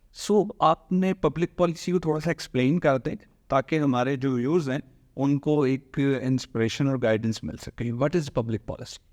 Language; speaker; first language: Urdu; native; Urdu